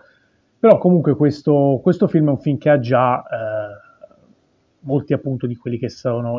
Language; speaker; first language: Italian; native; Italian